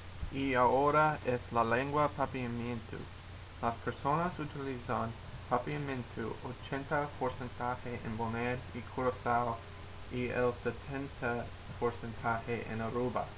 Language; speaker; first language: Spanish; non-native, learner; English